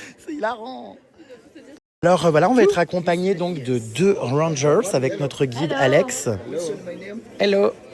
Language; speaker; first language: French; native; French